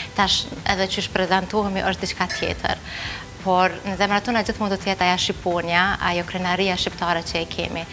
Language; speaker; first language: Albanian; early bilingual, heritage; Albanian